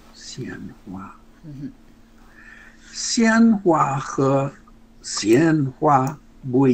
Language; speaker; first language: Chinese; non-native, learner; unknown